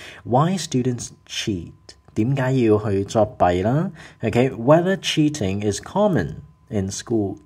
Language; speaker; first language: English; non-native, local second language; Cantonese